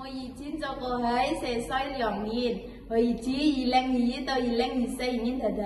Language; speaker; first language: Cantonese; non-native, learner; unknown